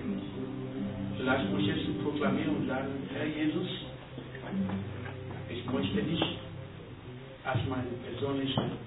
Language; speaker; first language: German; non-native, learner; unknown